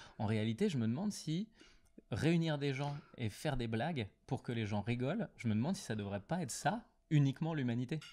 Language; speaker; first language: French; native; French